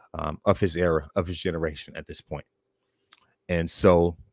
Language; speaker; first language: English; native; English